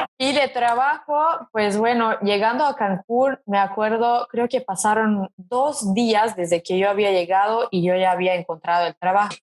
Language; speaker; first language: Spanish; non-native, fluent; Serbian